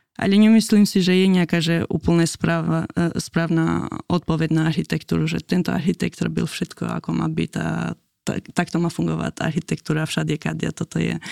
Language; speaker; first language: Slovak; non-native, fluent; Albanian